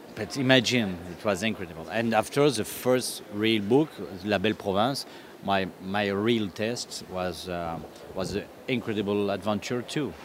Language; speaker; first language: English; non-native, learner; French